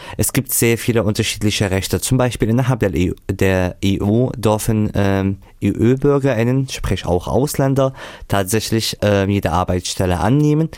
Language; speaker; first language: German; non-native, fluent; Arabic